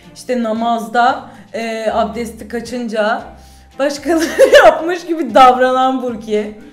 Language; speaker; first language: Turkish; native; Turkish